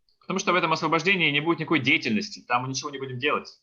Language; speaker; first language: Russian; native; Russian